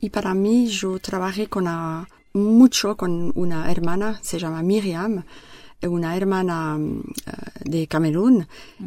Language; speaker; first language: Spanish; non-native, learner; French